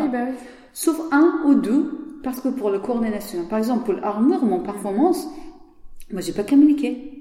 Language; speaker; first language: French; non-native, learner; Persian